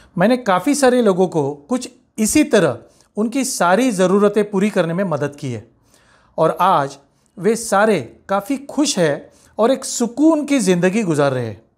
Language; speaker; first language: Hindi; non-native, local second language; Marathi